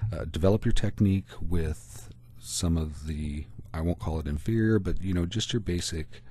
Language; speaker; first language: English; native; English